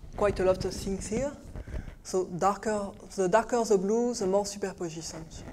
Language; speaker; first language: English; non-native, fluent; French